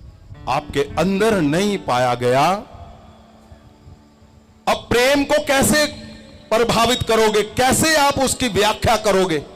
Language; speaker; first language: Hindi; non-native, local second language; Punjabi